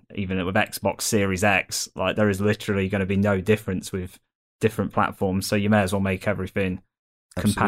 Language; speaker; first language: English; native; English